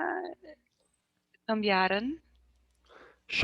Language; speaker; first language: French; non-native, learner; Portuguese